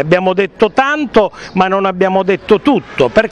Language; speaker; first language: Italian; native; Italian